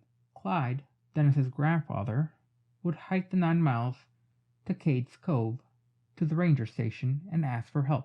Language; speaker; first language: English; native; English